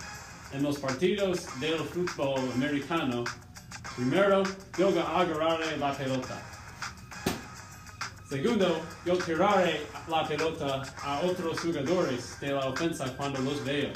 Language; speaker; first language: Spanish; non-native, learner; English